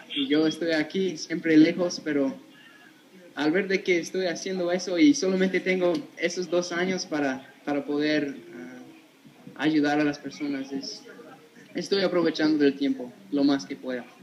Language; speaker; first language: Spanish; non-native, fluent; English